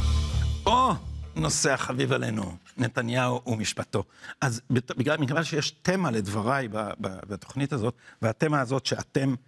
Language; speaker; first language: Hebrew; native; Hebrew